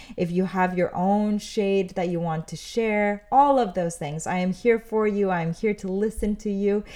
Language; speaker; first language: English; early bilingual, other home language; Spanish